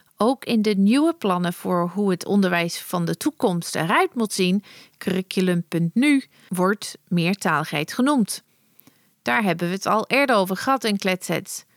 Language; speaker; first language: Dutch; non-native, fluent; English